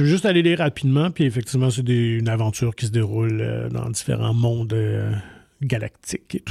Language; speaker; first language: French; native; French